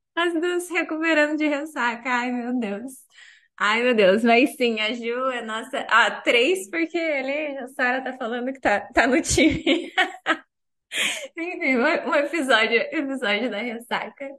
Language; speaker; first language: Portuguese; native; Portuguese